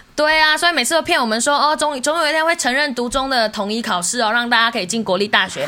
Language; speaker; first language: Chinese; native; Chinese